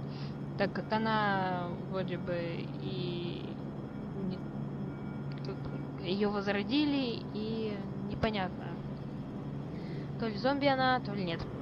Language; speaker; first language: Russian; native; Russian